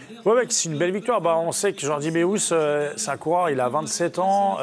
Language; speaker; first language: French; native; French